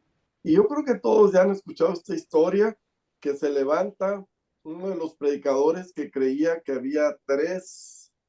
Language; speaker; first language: Spanish; native; Spanish